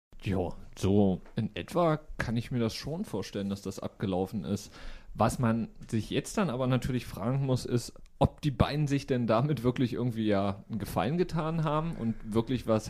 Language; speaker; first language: German; native; German